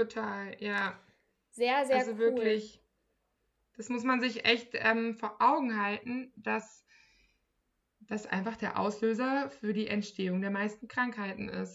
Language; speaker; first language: German; native; German